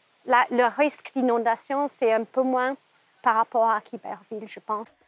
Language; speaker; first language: French; non-native, fluent; English